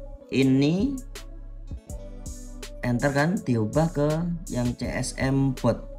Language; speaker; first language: Indonesian; native; Indonesian